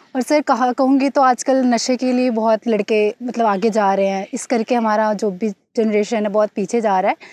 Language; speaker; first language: Hindi; native; Hindi